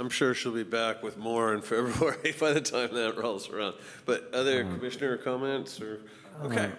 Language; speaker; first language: English; native; English